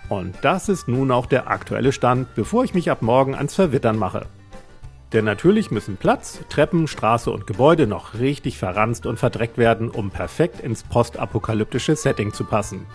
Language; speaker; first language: German; native; German